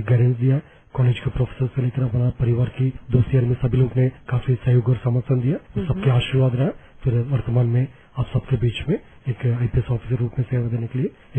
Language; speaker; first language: Hindi; non-native, local second language; Tamil